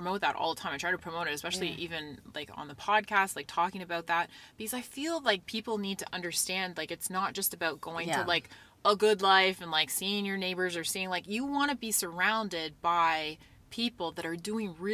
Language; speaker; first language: English; native; English